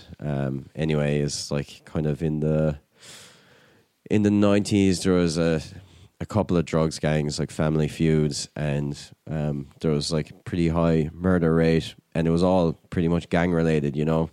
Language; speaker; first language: English; native; English